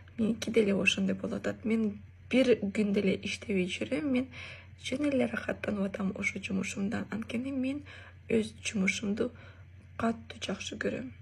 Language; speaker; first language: Kyrgyz; early bilingual, other home language; Russian